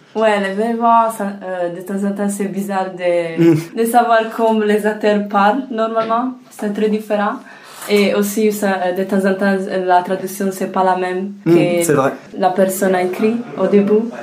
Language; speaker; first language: French; non-native, fluent; Italian